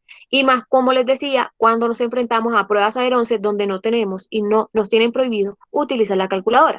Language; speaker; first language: Spanish; native; Spanish